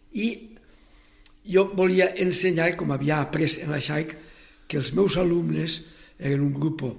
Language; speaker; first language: Catalan; native; Catalan